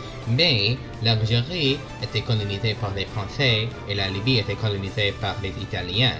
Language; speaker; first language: French; non-native, learner; English